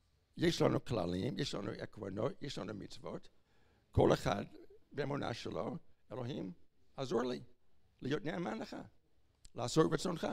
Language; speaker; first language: Hebrew; non-native, fluent; English